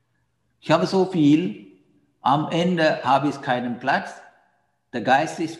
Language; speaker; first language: German; non-native, fluent; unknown